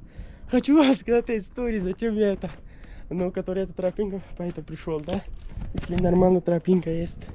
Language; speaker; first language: Russian; non-native, learner; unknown